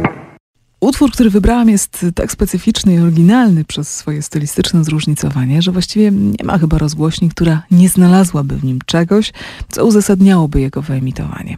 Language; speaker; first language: Polish; native; Polish